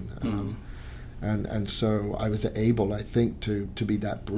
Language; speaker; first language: English; native; English